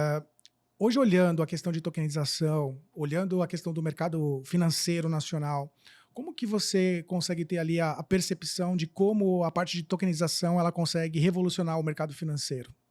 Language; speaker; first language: Portuguese; native; Portuguese